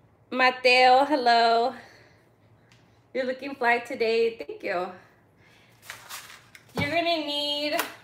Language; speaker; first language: English; early bilingual, other home language; Spanish